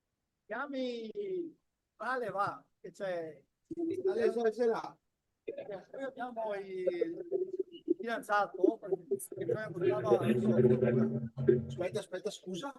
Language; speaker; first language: Italian; non-native, learner; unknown